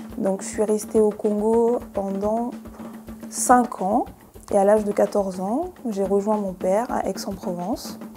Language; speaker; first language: French; early bilingual, other home language; Lingala